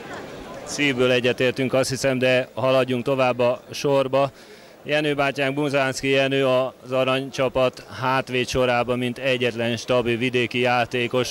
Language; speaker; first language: Hungarian; native; Hungarian